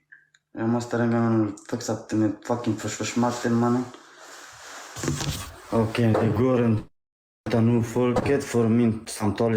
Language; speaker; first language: Swedish; non-native, learner; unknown